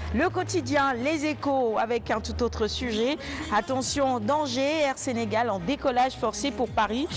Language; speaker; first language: French; non-native, local second language; Wolof